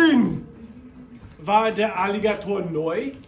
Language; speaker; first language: German; non-native, fluent; English